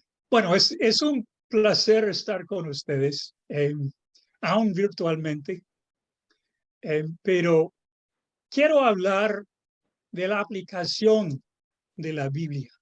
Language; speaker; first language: Spanish; non-native, fluent; English